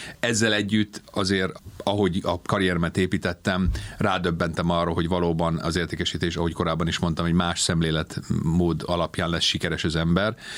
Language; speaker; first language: Hungarian; early bilingual, heritage; Hungarian